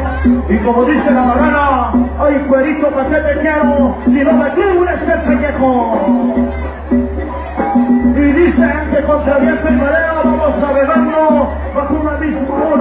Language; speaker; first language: Spanish; native; Spanish